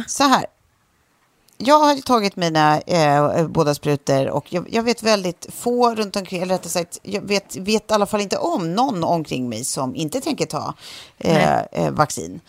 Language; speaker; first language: Swedish; native; Swedish